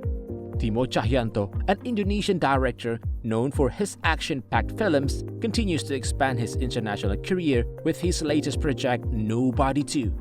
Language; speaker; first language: English; non-native, fluent; Indonesian